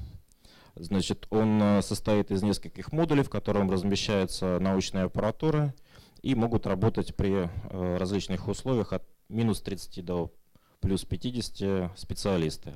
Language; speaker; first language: Russian; native; Russian